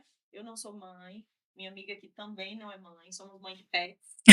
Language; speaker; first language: Portuguese; native; Portuguese